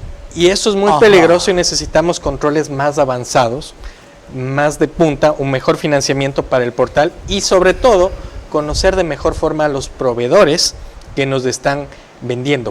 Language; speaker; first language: Spanish; native; Spanish